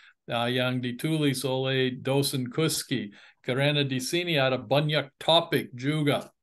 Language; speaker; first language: Indonesian; non-native, fluent; English